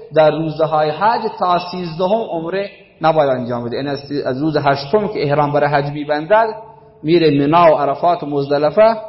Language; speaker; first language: Persian; non-native, local second language; Baluchi